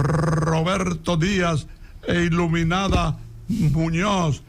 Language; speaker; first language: Spanish; native; Spanish